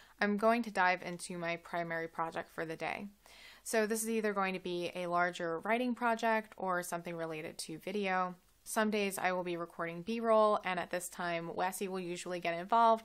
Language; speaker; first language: English; native; English